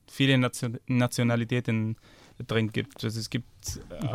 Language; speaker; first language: German; non-native, fluent; Arabic